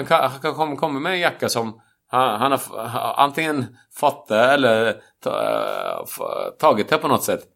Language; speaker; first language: Swedish; non-native, fluent; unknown